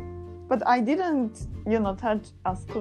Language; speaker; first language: English; non-native, learner; Japanese